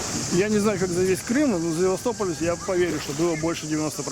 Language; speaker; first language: Russian; native; Russian